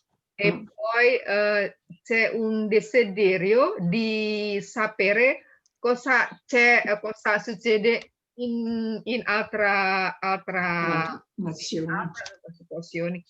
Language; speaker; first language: Italian; non-native, fluent; Indonesian